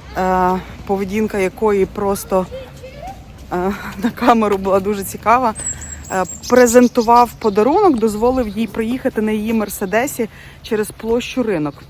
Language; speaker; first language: Ukrainian; non-native, local second language; Russian